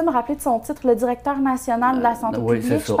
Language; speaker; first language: French; native; French